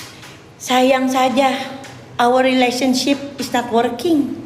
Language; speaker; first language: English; non-native, learner; Indonesian